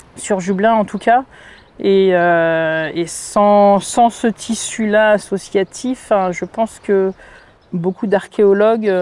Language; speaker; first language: French; native; French